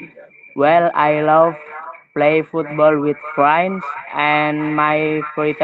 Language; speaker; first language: English; non-native, learner; Indonesian